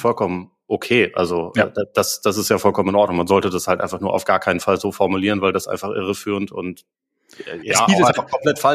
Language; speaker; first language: German; native; German